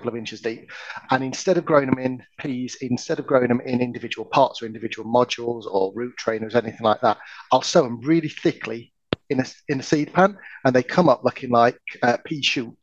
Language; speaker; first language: English; native; English